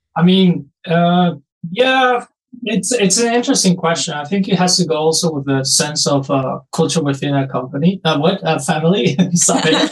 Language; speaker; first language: English; non-native, fluent; Spanish